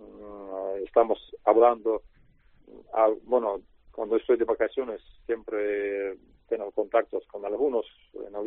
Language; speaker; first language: Spanish; non-native, learner; Russian